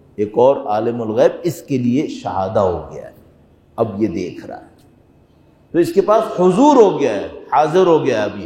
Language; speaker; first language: Urdu; non-native, fluent; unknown